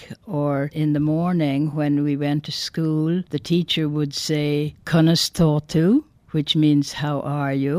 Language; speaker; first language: English; native; English